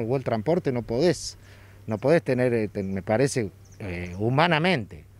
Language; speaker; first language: Spanish; native; Spanish